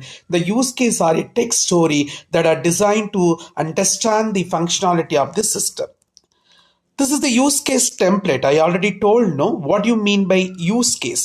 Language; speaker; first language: English; non-native, local second language; Tamil